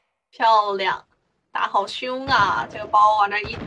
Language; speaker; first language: Chinese; native; Chinese